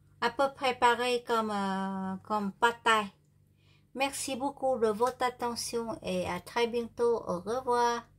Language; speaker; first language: French; non-native, learner; Vietnamese